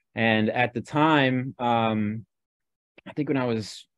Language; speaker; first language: English; native; English